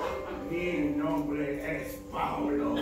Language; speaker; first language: Spanish; non-native, learner; English